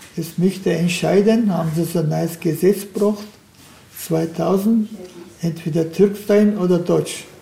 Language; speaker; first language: German; non-native, learner; Turkish